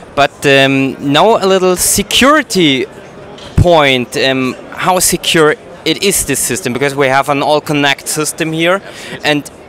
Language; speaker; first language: English; non-native, learner; German